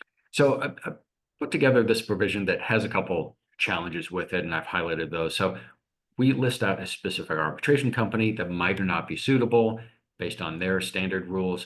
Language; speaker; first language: English; native; English